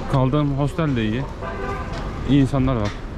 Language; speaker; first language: Turkish; native; Turkish